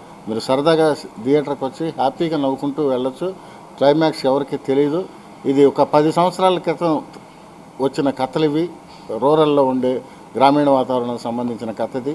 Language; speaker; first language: Telugu; native; Telugu